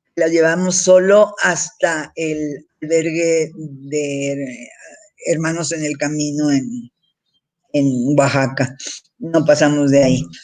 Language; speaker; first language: Spanish; early bilingual, heritage; Spanish